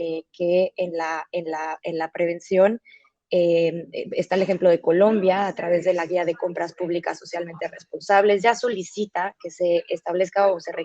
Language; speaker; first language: Spanish; native; Spanish